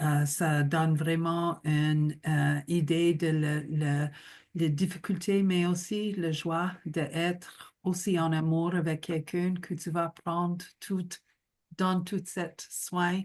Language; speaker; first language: French; non-native, local second language; English